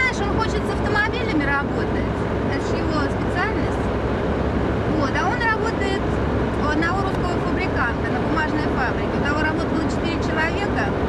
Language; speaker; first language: Russian; native; Russian